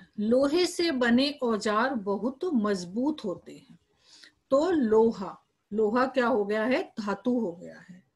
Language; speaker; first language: Hindi; native; Hindi